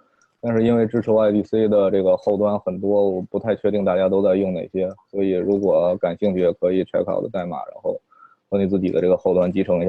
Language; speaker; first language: Chinese; native; Chinese